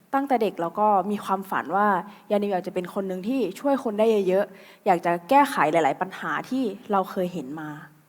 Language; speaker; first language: Thai; native; Thai